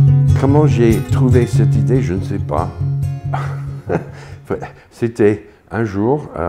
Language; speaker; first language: French; non-native, fluent; English